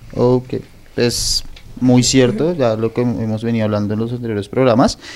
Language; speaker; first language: Spanish; native; Spanish